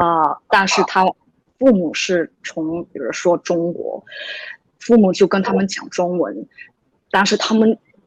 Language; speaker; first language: Chinese; early bilingual, heritage; English